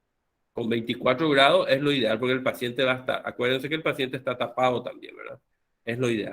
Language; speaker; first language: Spanish; native; Spanish